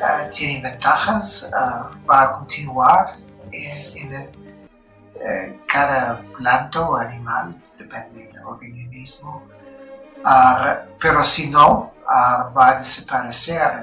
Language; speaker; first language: Spanish; non-native, fluent; English